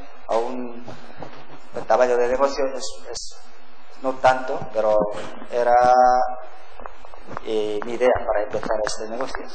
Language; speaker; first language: Spanish; non-native, learner; Korean